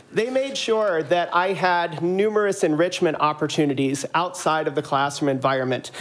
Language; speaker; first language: English; native; English